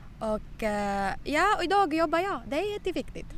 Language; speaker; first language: Swedish; non-native, learner; Arabic